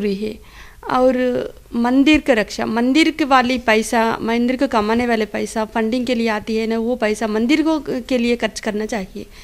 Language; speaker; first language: Hindi; non-native, local second language; Telugu